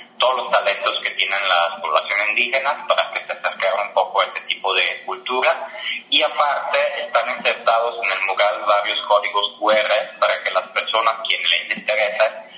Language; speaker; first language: Spanish; non-native, fluent; Italian